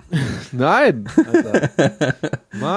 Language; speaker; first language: German; native; German